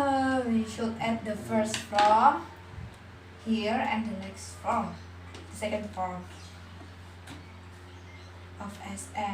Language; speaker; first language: English; non-native, learner; Indonesian